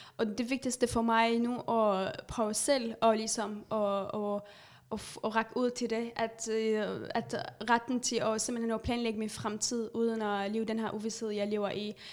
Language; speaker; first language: Danish; non-native, fluent; Arabic